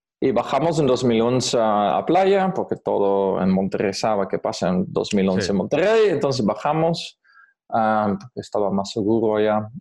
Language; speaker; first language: Spanish; non-native, fluent; Dutch